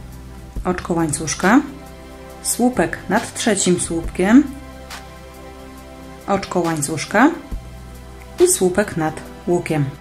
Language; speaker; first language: Polish; native; Polish